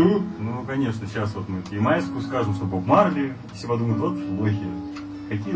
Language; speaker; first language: Russian; native; Russian